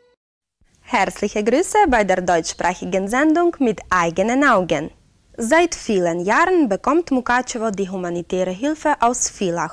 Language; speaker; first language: German; non-native, fluent; Ukrainian